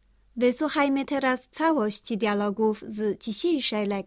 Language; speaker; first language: Polish; non-native, fluent; Chinese